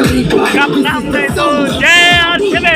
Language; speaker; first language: Kannada; non-native, local second language; Lambadi